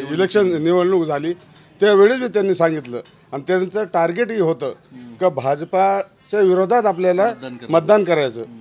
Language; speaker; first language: Marathi; non-native, local second language; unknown